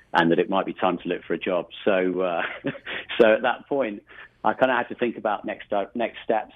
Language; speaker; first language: English; native; English